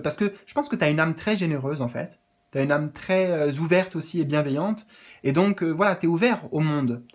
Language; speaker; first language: French; native; French